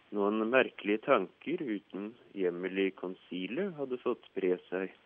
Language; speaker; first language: Norwegian; native; Norwegian